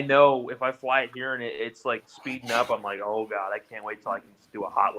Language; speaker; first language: English; native; English